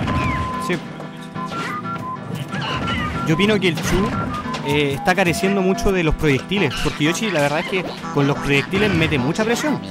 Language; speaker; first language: Spanish; native; Spanish